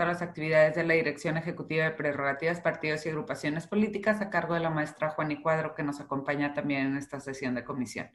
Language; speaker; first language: Spanish; native; Spanish